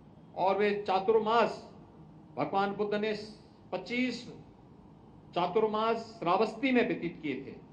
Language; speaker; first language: Hindi; native; Hindi